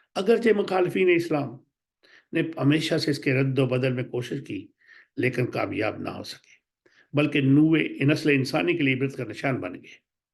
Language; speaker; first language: Urdu; non-native, local second language; Pahari-Potwari